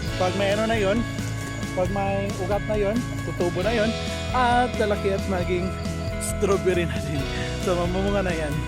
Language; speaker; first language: Filipino; non-native, local second language; Cebuano